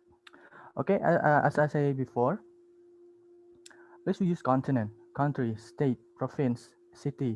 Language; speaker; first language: English; non-native, learner; Indonesian